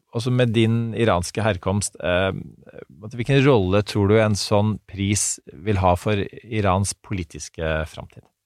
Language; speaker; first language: Norwegian; native; Norwegian